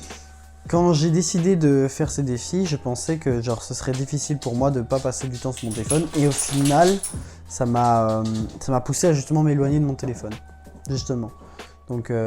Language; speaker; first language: French; native; French